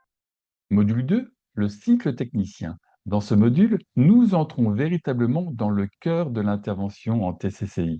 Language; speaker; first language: French; native; French